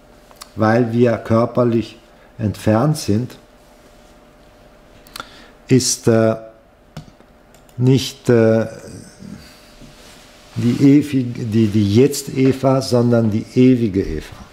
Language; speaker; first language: German; non-native, fluent; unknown